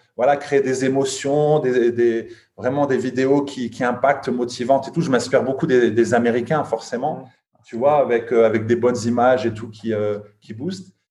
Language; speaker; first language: French; native; French